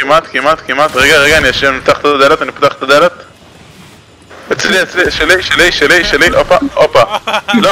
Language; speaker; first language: Hebrew; native; Hebrew